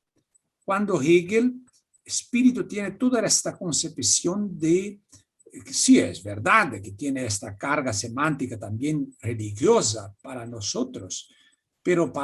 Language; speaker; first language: Spanish; non-native, fluent; Portuguese